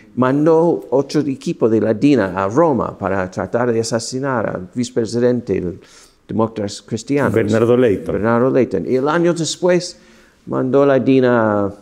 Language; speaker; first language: Spanish; non-native, fluent; English